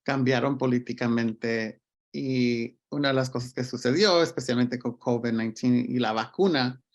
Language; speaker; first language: Spanish; early bilingual, other home language; English